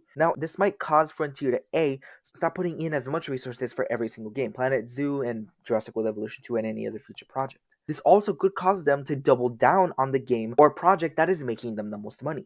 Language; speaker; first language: English; native; English